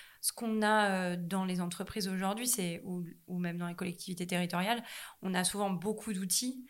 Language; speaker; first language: French; native; French